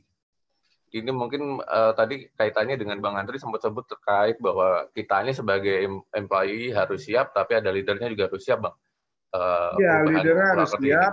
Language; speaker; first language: Indonesian; native; Indonesian